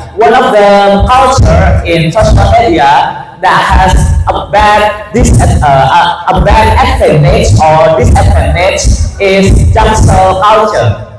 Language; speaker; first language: English; non-native, fluent; Indonesian